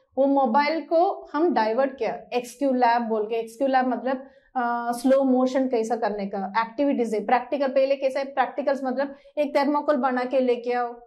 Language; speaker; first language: Hindi; non-native, local second language; Malayalam